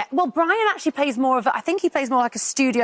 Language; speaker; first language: English; native; English